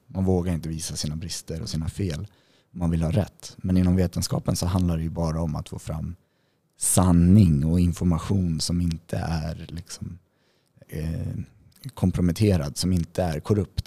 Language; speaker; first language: Swedish; native; Swedish